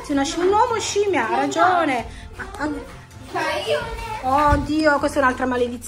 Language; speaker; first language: Italian; native; Italian